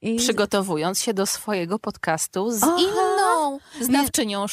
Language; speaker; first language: Polish; native; Polish